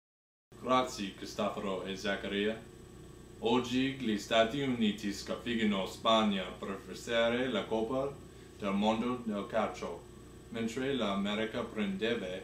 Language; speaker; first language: Italian; non-native, learner; English